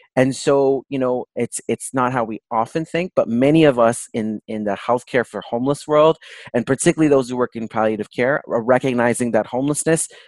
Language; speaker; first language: English; native; English